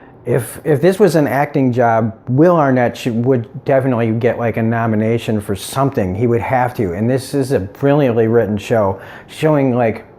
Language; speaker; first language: English; native; English